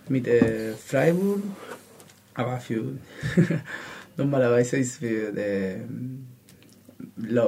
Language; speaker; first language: German; non-native, learner; Spanish